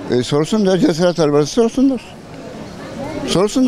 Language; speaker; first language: Turkish; native; Turkish